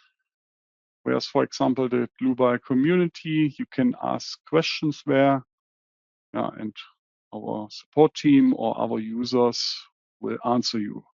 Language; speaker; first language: English; non-native, fluent; German